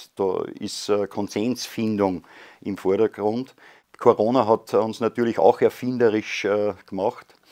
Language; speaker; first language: German; native; German